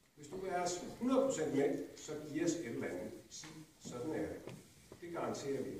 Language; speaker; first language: Danish; native; Danish